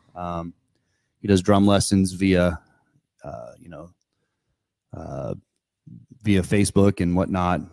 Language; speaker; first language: English; native; English